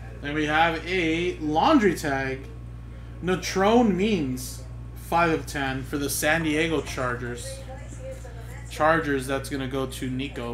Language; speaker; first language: English; native; English